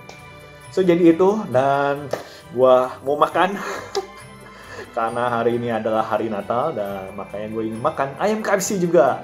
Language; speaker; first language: Indonesian; native; Indonesian